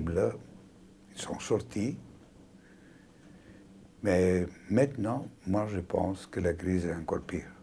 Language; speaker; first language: French; non-native, fluent; Greek